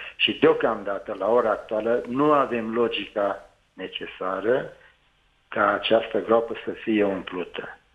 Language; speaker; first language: Romanian; non-native, local second language; Hungarian